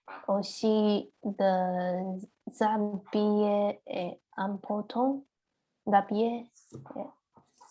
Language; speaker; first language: French; non-native, learner; Chinese